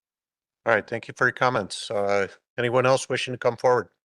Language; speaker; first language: English; native; English